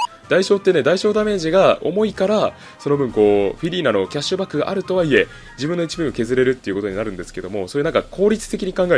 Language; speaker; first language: Japanese; native; Japanese